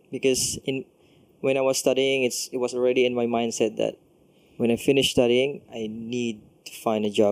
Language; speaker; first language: English; non-native, local second language; Cebuano